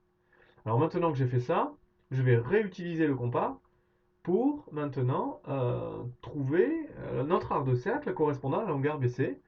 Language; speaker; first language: French; native; French